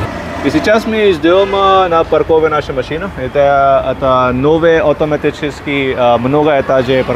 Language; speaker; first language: Russian; non-native, learner; Hindi